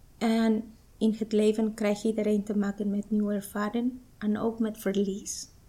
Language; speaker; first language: Dutch; non-native, fluent; Spanish